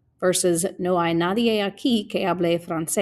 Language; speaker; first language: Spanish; non-native, fluent; English